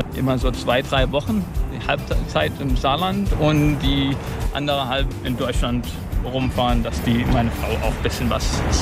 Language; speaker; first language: German; native; German